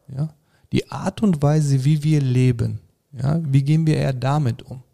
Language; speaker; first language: German; early bilingual, other home language; Turkish